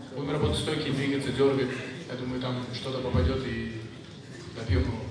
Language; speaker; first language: Russian; non-native, local second language; Uzbek